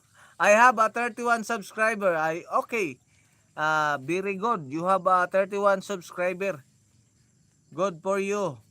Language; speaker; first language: English; non-native, learner; Cebuano